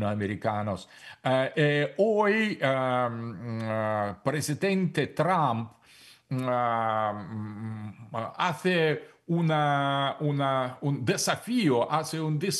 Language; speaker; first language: Spanish; non-native, fluent; Russian